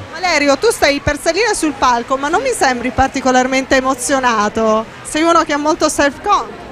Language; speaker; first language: Italian; native; Italian